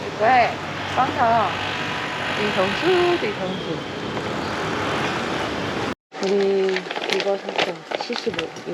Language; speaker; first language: Korean; non-native, learner; Chinese